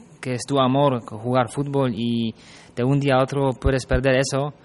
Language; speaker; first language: Spanish; non-native, fluent; German